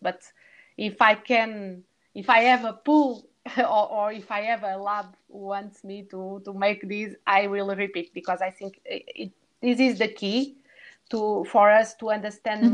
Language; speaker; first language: English; non-native, learner; Portuguese